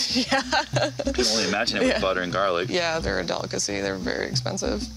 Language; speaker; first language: English; native; English